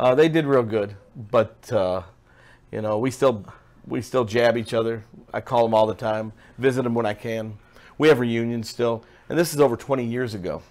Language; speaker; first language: English; native; English